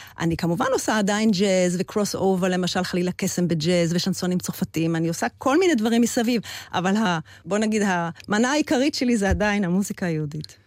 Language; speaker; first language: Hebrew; early bilingual, heritage; Hebrew